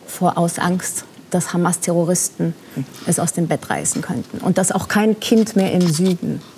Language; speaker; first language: German; non-native, fluent; Persian